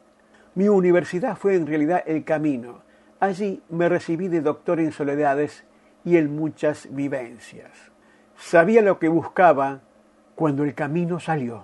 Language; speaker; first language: Spanish; native; Spanish